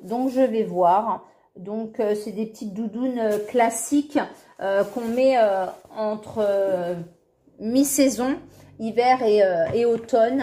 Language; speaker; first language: French; native; French